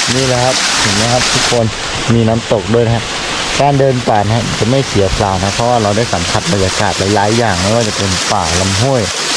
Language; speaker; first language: Thai; non-native, local second language; Karen languages